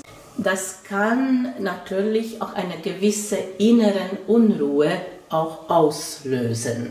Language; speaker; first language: German; non-native, fluent; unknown